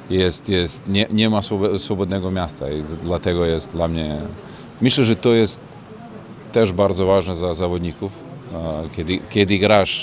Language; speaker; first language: Polish; non-native, learner; Serbian